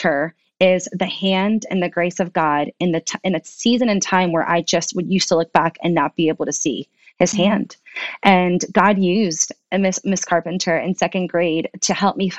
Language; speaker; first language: English; early bilingual, other home language; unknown